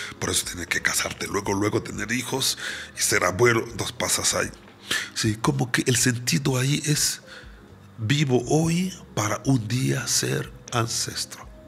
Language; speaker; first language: Spanish; non-native, fluent; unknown